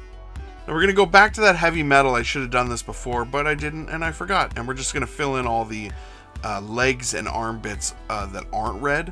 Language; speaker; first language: English; native; English